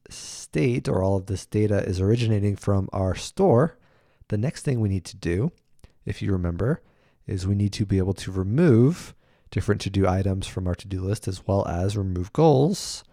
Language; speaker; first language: English; native; English